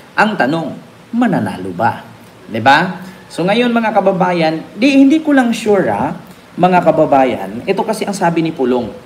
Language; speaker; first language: Filipino; non-native, local second language; Cebuano